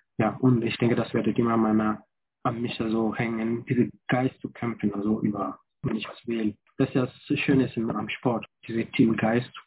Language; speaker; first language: German; non-native, fluent; Fula